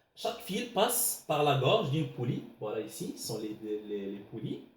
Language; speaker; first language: French; non-native, local second language; Arabic